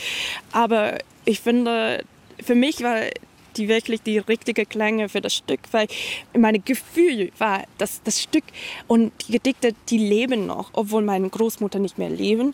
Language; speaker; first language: German; non-native, learner; Hungarian